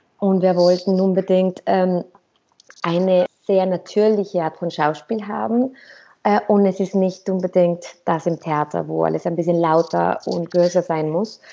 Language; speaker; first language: German; non-native, fluent; Spanish